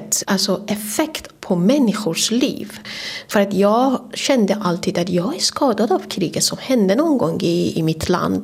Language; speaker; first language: Swedish; non-native, fluent; Persian